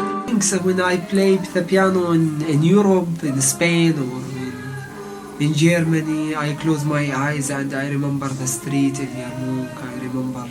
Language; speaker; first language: English; non-native, learner; Arabic